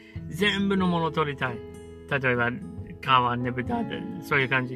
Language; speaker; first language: Japanese; non-native, learner; English